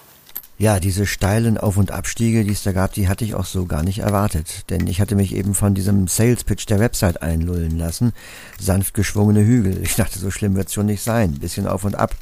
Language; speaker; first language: German; native; German